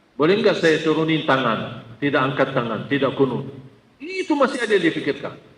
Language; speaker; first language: Malay; non-native, fluent; Arabic